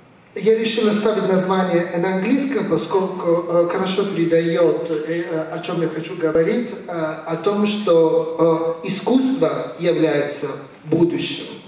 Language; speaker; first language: Russian; non-native, fluent; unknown